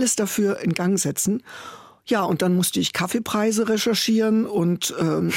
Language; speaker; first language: German; native; German